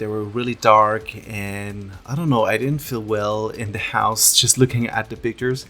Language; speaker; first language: English; non-native, fluent; French